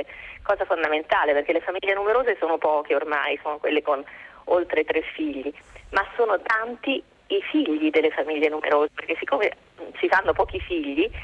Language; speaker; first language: Italian; native; Italian